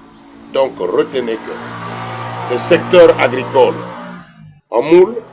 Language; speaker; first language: French; non-native, local second language; Kongo